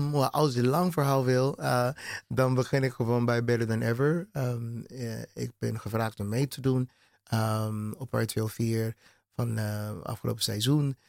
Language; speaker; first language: Dutch; non-native, fluent; English